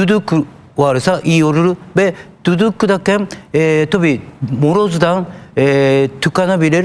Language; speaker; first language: Turkish; non-native, learner; Japanese